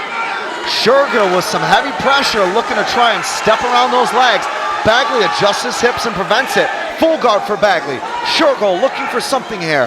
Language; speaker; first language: English; native; English